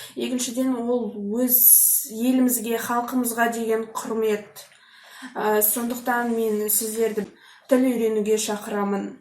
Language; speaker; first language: Kazakh; non-native, local second language; Russian